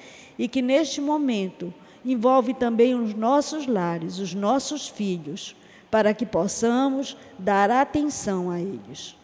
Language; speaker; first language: Portuguese; native; Portuguese